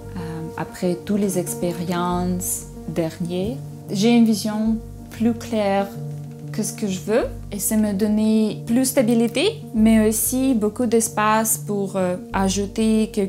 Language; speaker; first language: French; non-native, learner; Russian